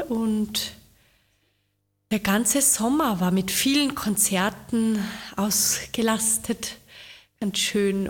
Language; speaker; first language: German; native; German